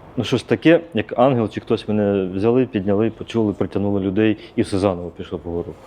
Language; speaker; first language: Ukrainian; native; Ukrainian